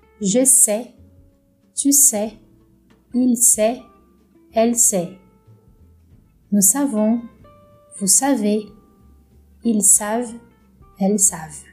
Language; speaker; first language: French; non-native, fluent; Portuguese